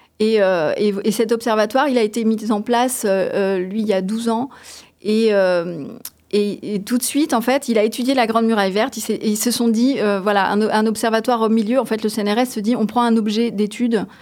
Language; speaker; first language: French; native; French